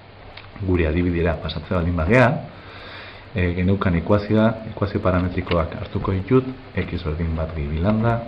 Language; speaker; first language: Basque; native; Basque